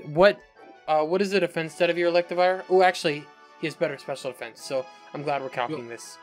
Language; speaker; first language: English; native; English